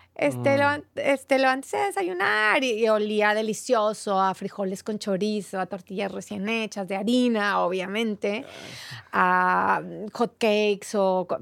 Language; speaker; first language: Spanish; native; Spanish